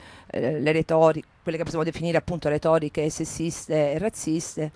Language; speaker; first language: Italian; native; Italian